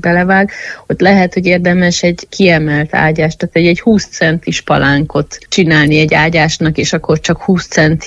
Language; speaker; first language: Hungarian; native; Hungarian